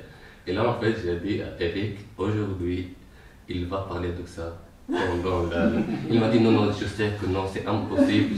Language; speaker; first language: French; non-native, fluent; Arabic